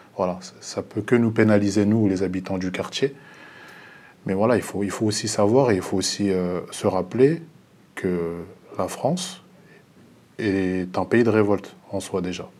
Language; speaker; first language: French; early bilingual, other home language; Lingala